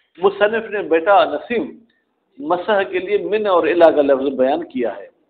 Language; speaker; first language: Urdu; non-native, local second language; Sindhi